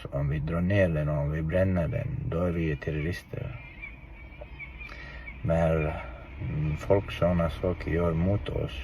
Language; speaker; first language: Swedish; non-native, fluent; Chechen